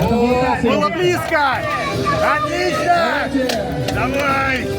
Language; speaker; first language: Russian; native; Russian